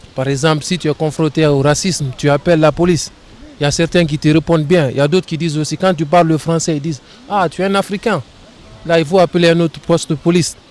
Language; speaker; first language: French; non-native, local second language; Fula